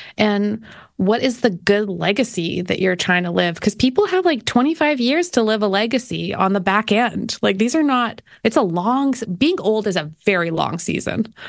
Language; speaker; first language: English; native; English